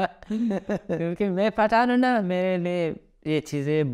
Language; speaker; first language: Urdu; early bilingual, other home language; Pashto